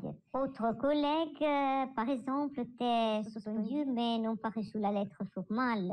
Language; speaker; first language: French; non-native, learner; Italian